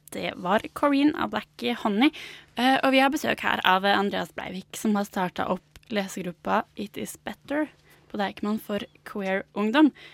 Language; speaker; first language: Norwegian; native; Norwegian